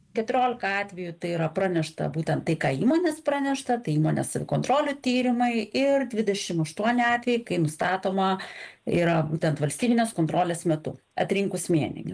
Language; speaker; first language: Lithuanian; native; Lithuanian